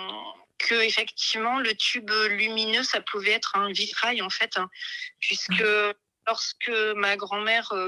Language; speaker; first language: French; native; French